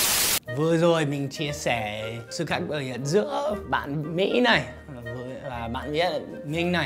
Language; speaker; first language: Vietnamese; non-native, fluent; English